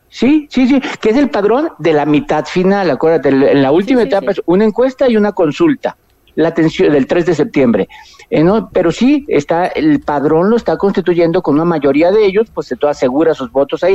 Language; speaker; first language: Spanish; native; Spanish